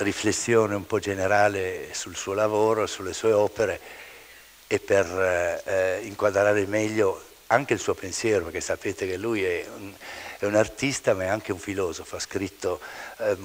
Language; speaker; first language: Italian; native; Italian